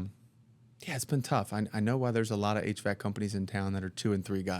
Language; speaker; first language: English; native; English